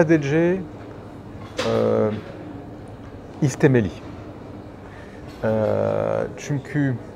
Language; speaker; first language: Turkish; non-native, learner; French